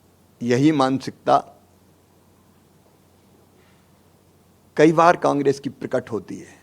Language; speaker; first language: Hindi; native; Hindi